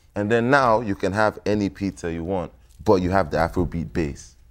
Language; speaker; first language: English; non-native, local second language; Yoruba